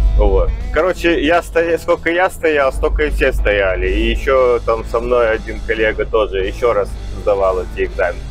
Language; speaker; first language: Russian; native; Russian